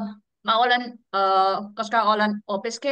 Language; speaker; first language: Finnish; non-native, learner; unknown